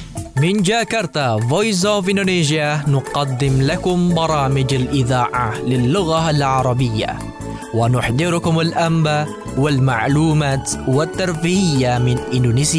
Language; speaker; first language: Arabic; non-native, fluent; Indonesian